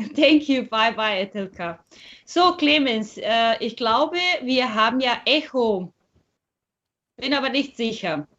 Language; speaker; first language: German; non-native, fluent; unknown